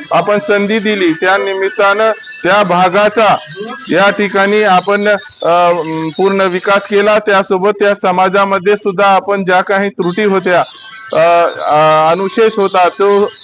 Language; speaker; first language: Marathi; native; Marathi